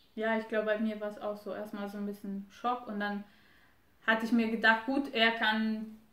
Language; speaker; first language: German; non-native, fluent; Romanian